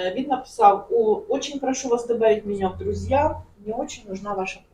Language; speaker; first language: Ukrainian; native; Ukrainian